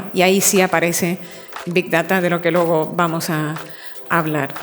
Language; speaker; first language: Spanish; native; Spanish